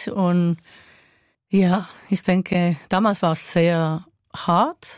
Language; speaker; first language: German; non-native, fluent; Spanish